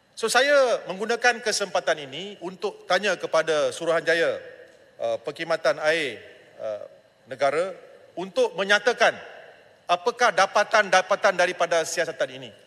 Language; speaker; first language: Malay; non-native, local second language; Tamil